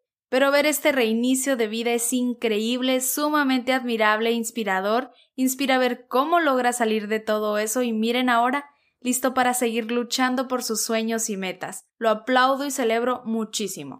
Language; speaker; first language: Spanish; native; Spanish